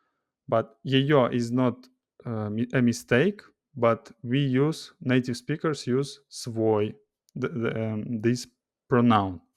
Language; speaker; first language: English; non-native, fluent; Russian